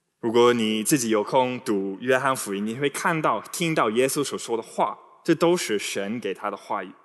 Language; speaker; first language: Chinese; non-native, fluent; English